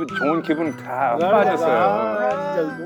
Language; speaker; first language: Korean; early bilingual, heritage; English